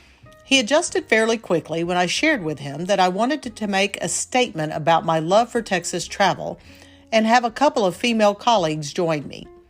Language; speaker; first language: English; native; English